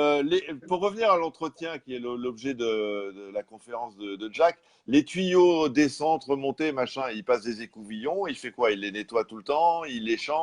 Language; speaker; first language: French; native; French